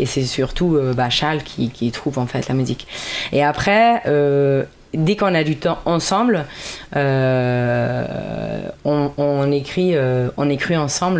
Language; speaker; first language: French; non-native, fluent; German